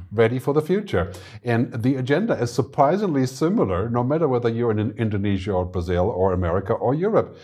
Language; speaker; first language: English; non-native, fluent; German